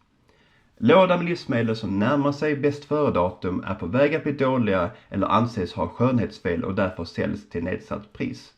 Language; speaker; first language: Swedish; native; Swedish